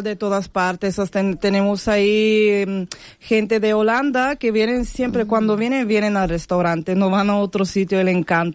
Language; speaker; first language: Spanish; non-native, fluent; Bulgarian